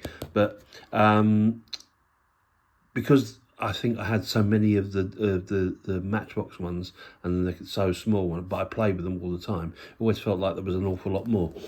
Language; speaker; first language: English; native; English